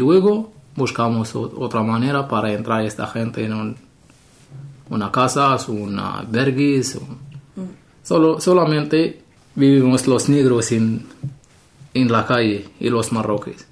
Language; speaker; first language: Spanish; non-native, learner; Arabic